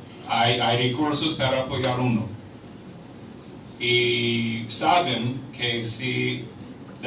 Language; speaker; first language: Spanish; non-native, fluent; English